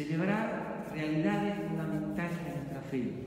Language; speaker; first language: Spanish; native; Spanish